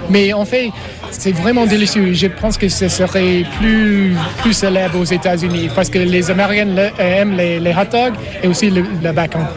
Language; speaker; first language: French; non-native, learner; English